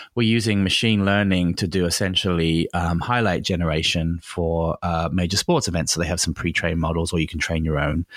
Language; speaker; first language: English; native; English